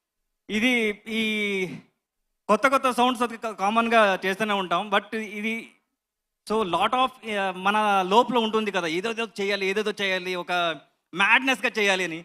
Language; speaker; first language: Telugu; non-native, learner; Kannada